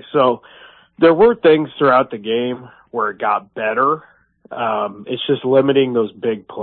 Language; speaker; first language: English; native; English